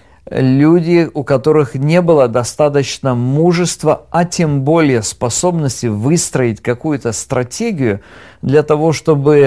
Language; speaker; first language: Russian; native; Russian